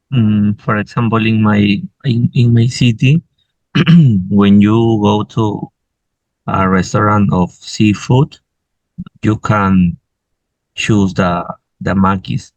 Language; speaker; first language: English; non-native, learner; Spanish